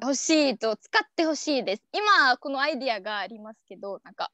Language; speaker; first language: Japanese; non-native, learner; Arabic